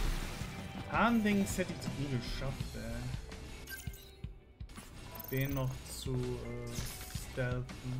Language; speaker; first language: German; native; German